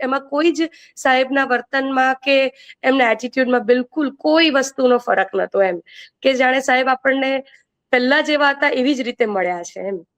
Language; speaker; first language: Gujarati; native; Gujarati